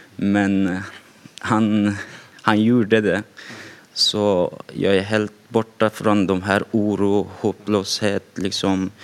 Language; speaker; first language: Swedish; non-native, fluent; Persian